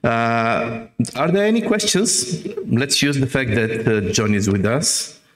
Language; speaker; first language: English; non-native, fluent; Bulgarian